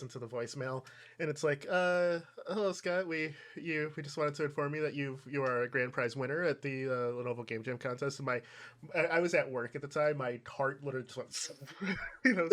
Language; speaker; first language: English; native; English